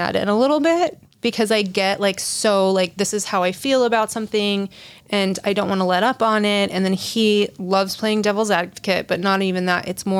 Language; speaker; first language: English; native; English